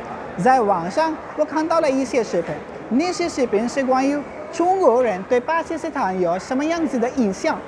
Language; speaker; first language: Chinese; non-native, fluent; Urdu